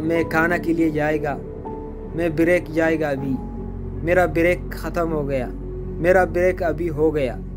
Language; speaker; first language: Hindi; non-native, learner; Arabic